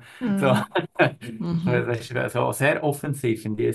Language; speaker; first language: German; non-native, learner; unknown